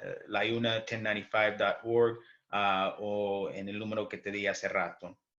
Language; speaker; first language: Spanish; early bilingual, heritage; English